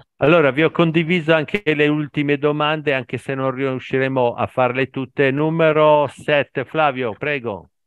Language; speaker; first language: Italian; native; Italian